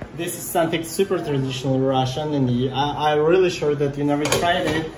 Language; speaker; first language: English; non-native, fluent; Dutch